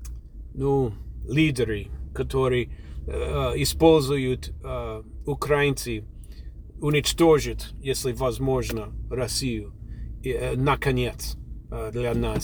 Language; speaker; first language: Russian; non-native, fluent; English